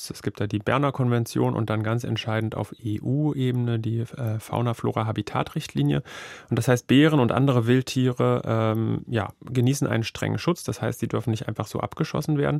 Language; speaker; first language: German; native; German